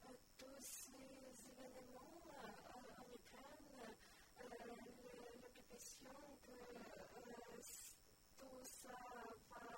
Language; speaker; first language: French; non-native, learner; Ukrainian